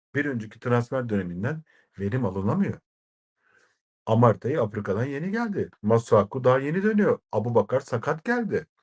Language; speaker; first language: Turkish; native; Turkish